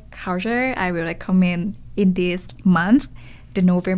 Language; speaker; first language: English; non-native, learner; Thai